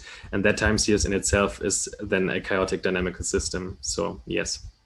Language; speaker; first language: English; non-native, fluent; German